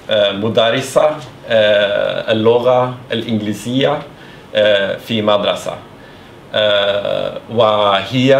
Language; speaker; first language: Arabic; non-native, learner; Norwegian